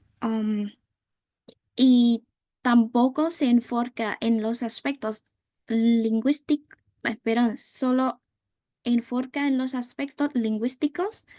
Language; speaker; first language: Spanish; non-native, fluent; Vietnamese